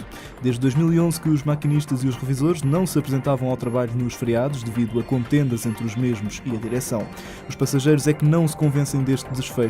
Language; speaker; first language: Portuguese; native; Portuguese